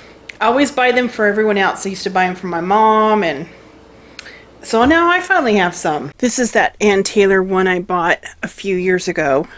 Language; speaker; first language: English; native; English